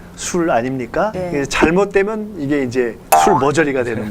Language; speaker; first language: Korean; native; Korean